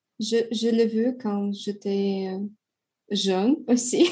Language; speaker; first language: French; non-native, learner; Russian